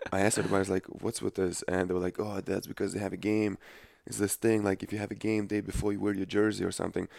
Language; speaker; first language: English; non-native, fluent; Lithuanian